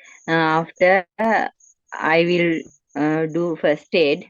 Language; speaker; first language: English; non-native, learner; Sinhala